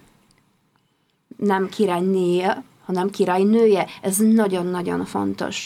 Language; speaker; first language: Hungarian; non-native, fluent; Polish